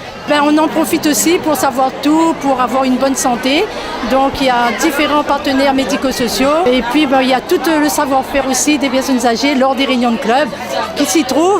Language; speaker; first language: French; native; French